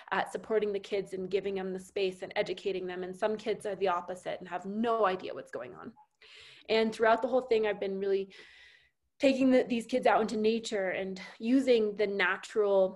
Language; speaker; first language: English; native; English